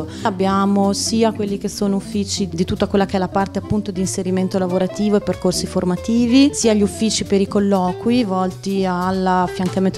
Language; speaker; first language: Italian; native; Italian